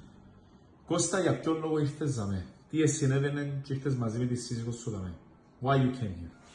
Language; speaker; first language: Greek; native; Greek